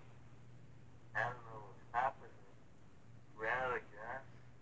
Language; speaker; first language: English; native; English